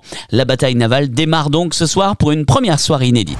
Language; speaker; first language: French; native; French